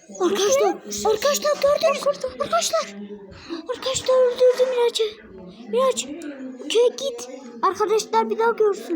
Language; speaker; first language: Turkish; native; Turkish